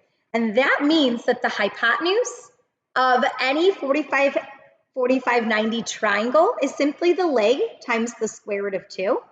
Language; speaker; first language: English; native; English